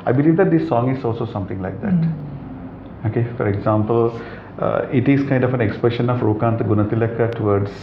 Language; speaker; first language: English; non-native, local second language; Sinhala